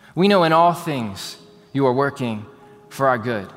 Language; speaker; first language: English; native; English